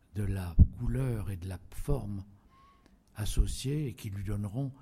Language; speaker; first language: French; native; French